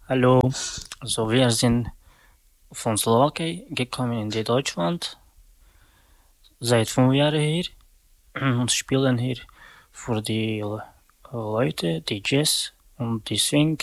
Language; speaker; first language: German; non-native, learner; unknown